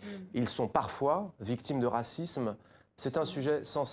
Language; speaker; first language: French; native; French